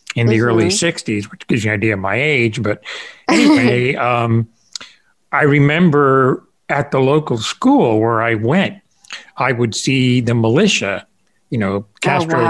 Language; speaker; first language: English; early bilingual, other home language; Spanish